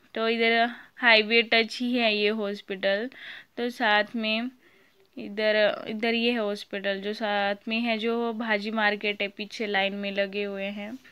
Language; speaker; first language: Hindi; native; Hindi